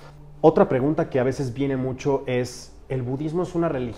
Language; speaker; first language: Spanish; native; Spanish